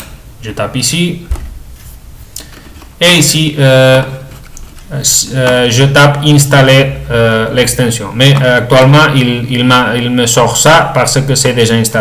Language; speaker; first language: French; non-native, learner; Spanish